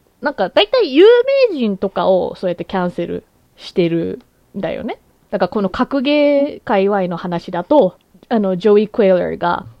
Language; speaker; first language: Japanese; native; Japanese